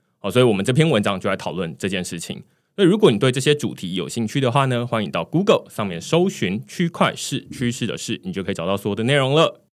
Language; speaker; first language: Chinese; native; Chinese